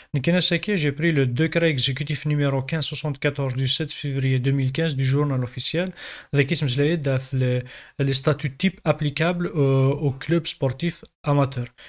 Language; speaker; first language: French; non-native, local second language; Kabyle